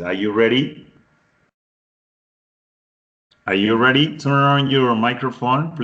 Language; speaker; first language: English; non-native, fluent; Spanish